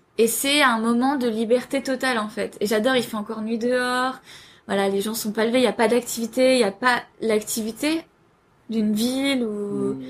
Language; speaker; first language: French; native; French